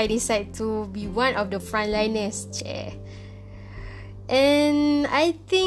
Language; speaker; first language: English; non-native, local second language; Malay